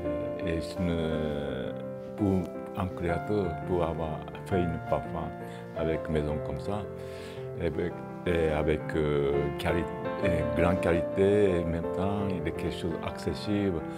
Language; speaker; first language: French; non-native, fluent; Japanese